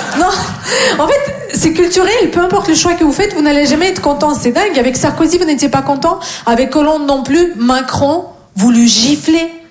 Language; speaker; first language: French; non-native, fluent; Russian